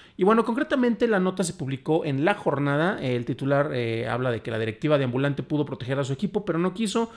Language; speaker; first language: Spanish; native; Spanish